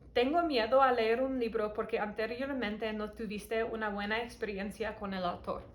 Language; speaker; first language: Spanish; non-native, fluent; English